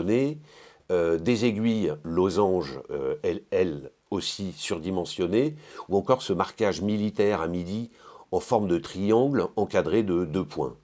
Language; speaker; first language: French; native; French